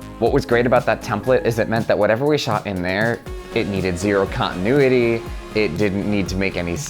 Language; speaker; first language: English; native; English